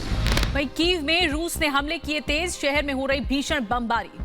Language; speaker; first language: Hindi; native; Hindi